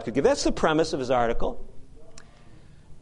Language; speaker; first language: English; native; English